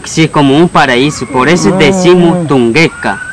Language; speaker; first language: Spanish; non-native, local second language; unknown